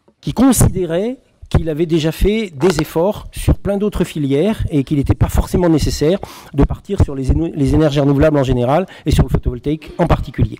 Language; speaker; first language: French; native; French